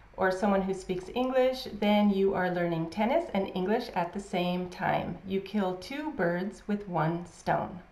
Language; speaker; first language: English; native; English